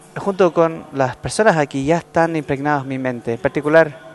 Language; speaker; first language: Spanish; non-native, fluent; English